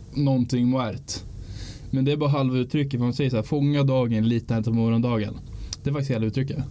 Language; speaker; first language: Swedish; native; Swedish